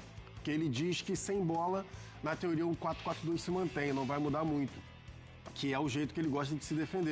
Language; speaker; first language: Portuguese; native; Portuguese